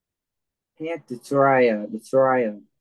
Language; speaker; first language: English; non-native, learner; Vietnamese